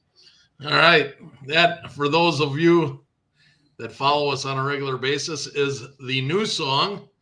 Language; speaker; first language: English; native; English